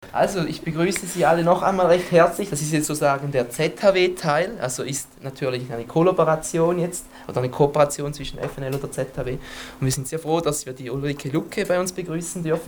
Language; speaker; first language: German; native; German